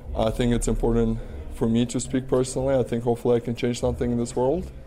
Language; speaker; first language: English; non-native, fluent; Russian